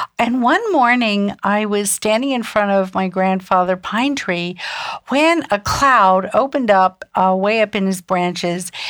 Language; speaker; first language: English; early bilingual, other home language; German